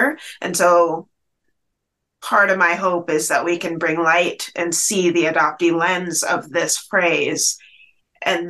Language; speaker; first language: English; native; English